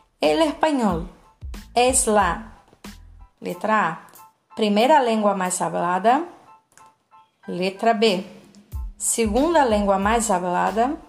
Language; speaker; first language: Spanish; non-native, fluent; Portuguese